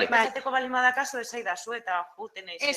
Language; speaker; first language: Basque; native; Basque